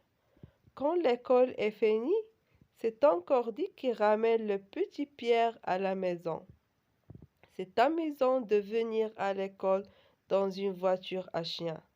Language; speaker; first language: French; non-native, local second language; Arabic